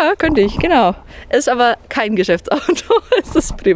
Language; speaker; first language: German; native; German